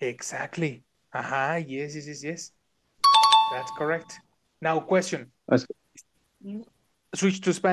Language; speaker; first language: English; non-native, fluent; Spanish